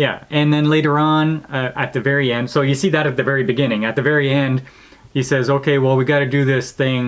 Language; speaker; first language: English; native; English